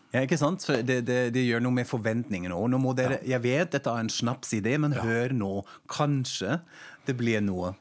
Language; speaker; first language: Norwegian; non-native, fluent; German